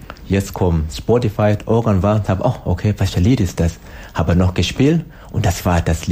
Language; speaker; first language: German; non-native, learner; Swahili